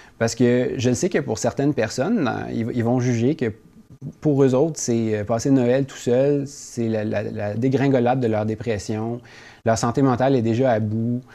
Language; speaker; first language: French; native; French